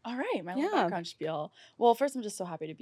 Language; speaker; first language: English; native; English